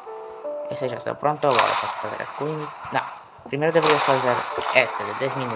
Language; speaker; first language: Portuguese; non-native, learner; Spanish